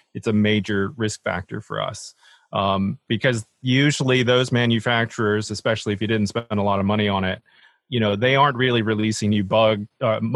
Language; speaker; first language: English; native; English